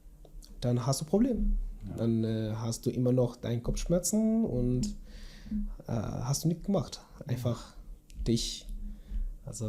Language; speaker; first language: German; non-native, learner; Kurdish